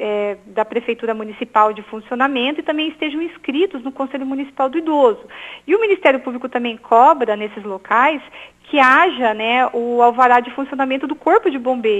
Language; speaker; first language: Portuguese; native; Portuguese